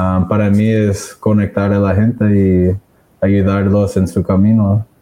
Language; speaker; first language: Spanish; early bilingual, other home language; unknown